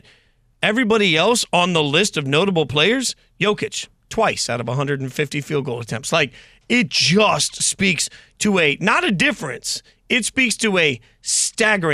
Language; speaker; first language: English; native; English